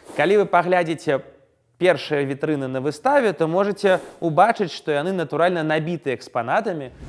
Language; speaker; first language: Belarusian; non-native, local second language; Russian